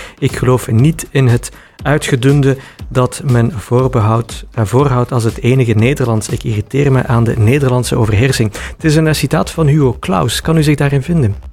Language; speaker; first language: Dutch; native; Dutch